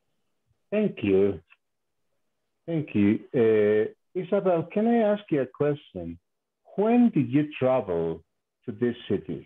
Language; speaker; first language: English; non-native, fluent; Spanish